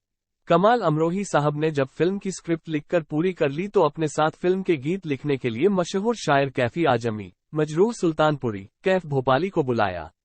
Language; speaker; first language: Hindi; native; Hindi